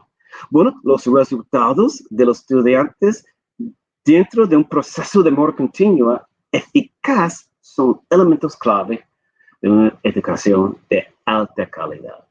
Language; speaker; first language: Spanish; non-native, fluent; English